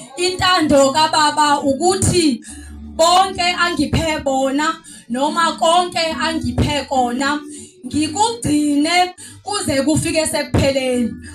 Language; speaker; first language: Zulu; non-native, local second language; Xhosa